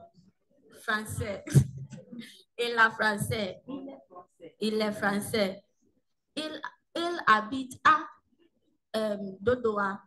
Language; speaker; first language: French; non-native, learner; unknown